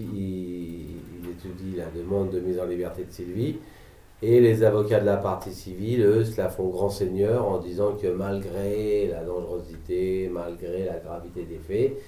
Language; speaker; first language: French; native; French